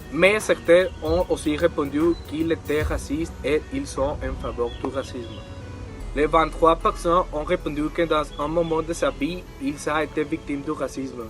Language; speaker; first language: French; non-native, learner; Spanish